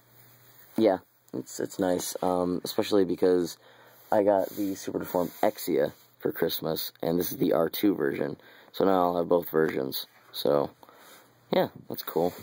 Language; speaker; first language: English; native; English